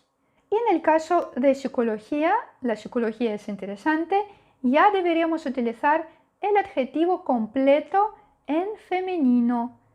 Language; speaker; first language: Spanish; non-native, fluent; Russian